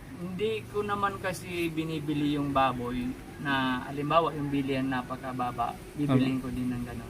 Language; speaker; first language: Filipino; non-native, local second language; Bikol